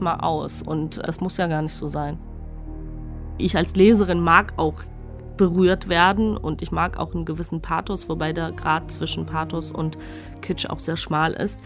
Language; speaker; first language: German; non-native, fluent; Georgian